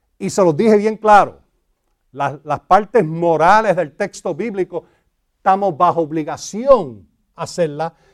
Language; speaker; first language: Spanish; early bilingual, heritage; Spanish